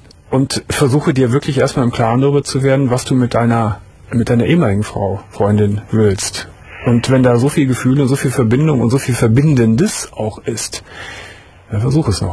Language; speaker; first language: German; native; German